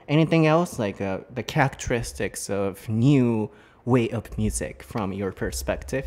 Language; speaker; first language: English; non-native, fluent; Japanese